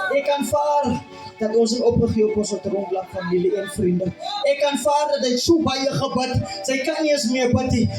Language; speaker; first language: Afrikaans; non-native, local second language; English